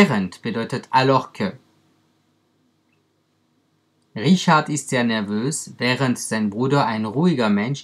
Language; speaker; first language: German; non-native, fluent; French